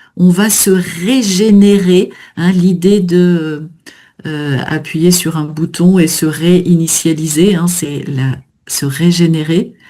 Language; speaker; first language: French; native; French